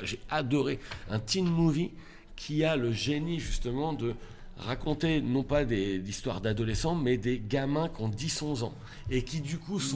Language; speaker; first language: French; native; French